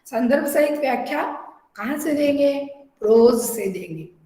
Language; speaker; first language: Hindi; non-native, local second language; Telugu